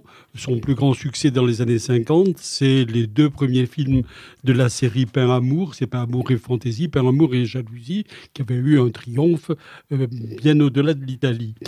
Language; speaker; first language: French; native; French